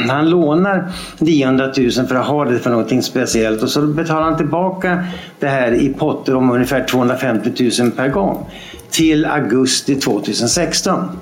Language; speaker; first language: Swedish; native; Swedish